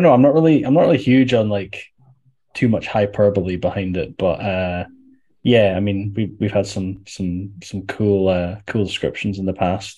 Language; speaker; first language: English; native; English